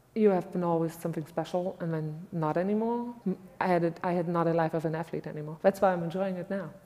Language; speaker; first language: English; non-native, fluent; German